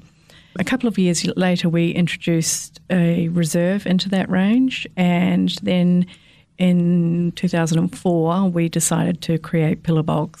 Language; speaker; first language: English; native; English